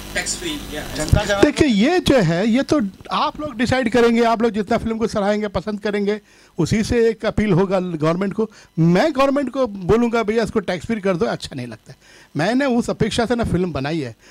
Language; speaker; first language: Hindi; native; Hindi